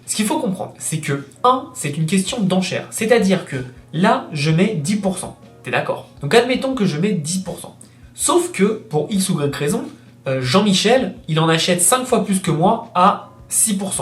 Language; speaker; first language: French; native; French